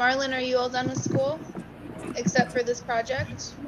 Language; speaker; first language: English; native; English